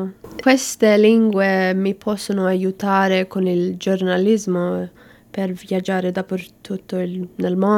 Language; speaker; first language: Italian; non-native, learner; English